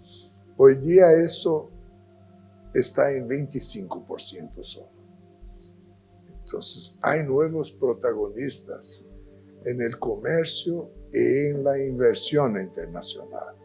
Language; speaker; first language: Spanish; non-native, fluent; Portuguese